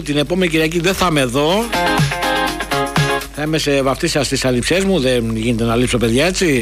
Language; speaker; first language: Greek; native; Greek